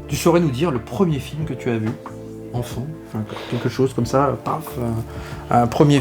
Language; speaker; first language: French; native; French